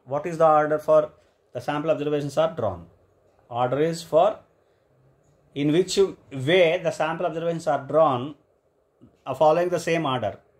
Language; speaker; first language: English; non-native, local second language; Telugu